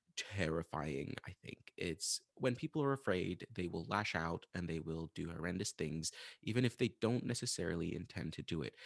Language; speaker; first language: English; non-native, fluent; Arabic